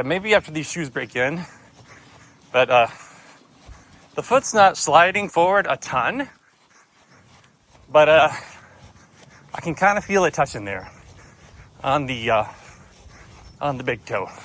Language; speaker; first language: English; native; English